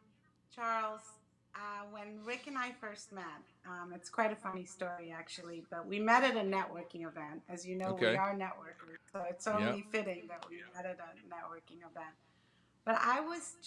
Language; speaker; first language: English; early bilingual, other home language; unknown